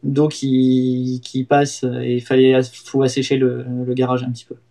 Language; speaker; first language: French; native; French